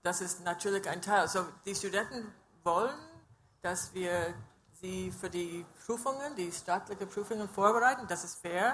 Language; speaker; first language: German; non-native, fluent; English